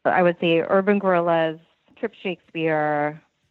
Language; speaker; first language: English; native; English